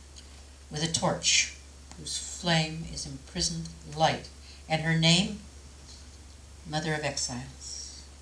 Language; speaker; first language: English; native; English